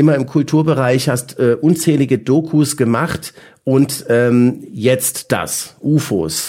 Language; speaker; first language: German; native; German